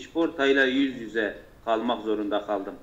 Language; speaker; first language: Turkish; non-native, local second language; Kurdish